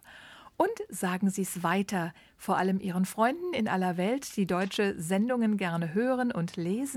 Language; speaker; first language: German; native; German